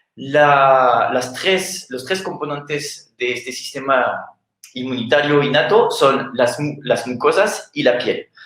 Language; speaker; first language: Spanish; non-native, fluent; French